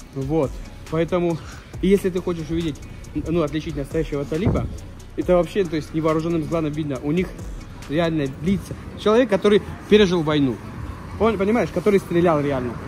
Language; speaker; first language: Russian; non-native, fluent; Persian